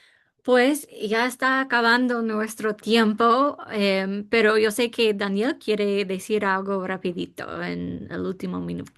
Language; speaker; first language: Spanish; non-native, fluent; English